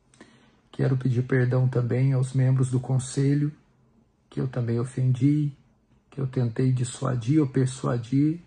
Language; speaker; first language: Portuguese; native; Portuguese